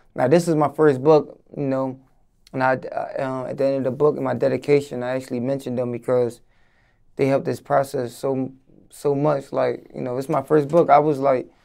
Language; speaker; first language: English; native; English